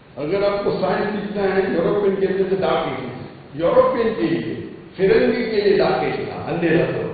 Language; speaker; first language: Urdu; non-native, local second language; Konkani